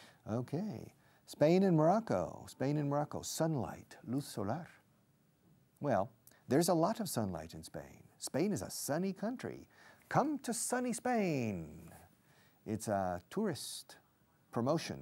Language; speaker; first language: English; native; English